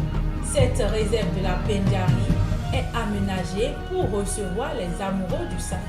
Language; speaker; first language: French; native; French